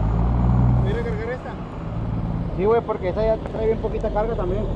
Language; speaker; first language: Spanish; native; Spanish